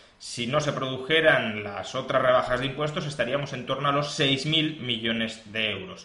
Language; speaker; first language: Spanish; native; Spanish